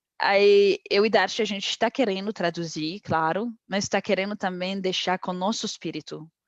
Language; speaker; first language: Portuguese; non-native, fluent; Arabic